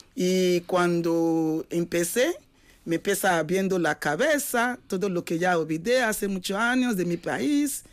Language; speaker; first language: Spanish; non-native, fluent; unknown